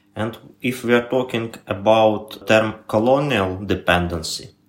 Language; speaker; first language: English; non-native, learner; Ukrainian